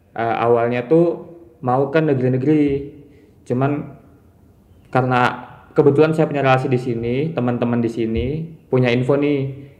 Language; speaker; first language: Indonesian; native; Indonesian